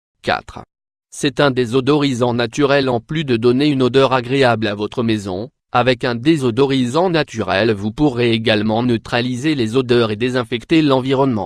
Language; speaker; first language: French; native; French